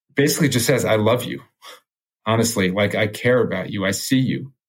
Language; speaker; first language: English; early bilingual, other home language; French